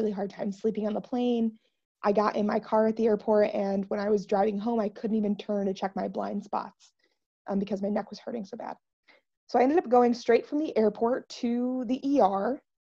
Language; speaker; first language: English; native; English